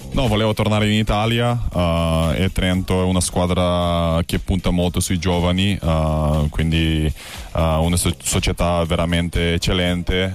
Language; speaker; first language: Italian; non-native, fluent; Macedonian